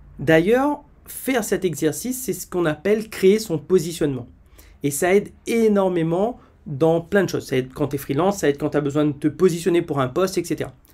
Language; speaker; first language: French; native; French